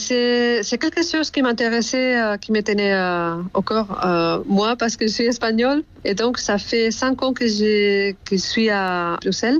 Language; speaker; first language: French; non-native, fluent; Spanish